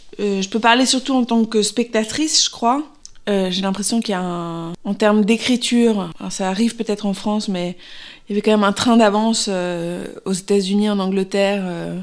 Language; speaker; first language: French; native; French